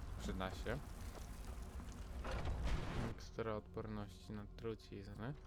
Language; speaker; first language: Polish; native; Polish